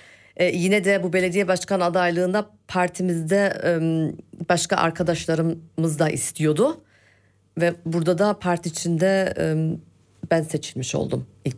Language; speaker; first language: Turkish; early bilingual, heritage; Turkish